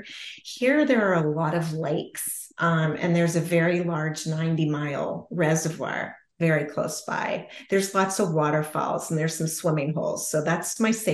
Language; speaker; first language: English; native; English